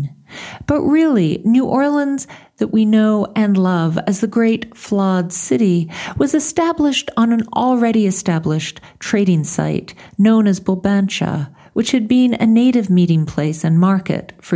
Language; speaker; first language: English; native; English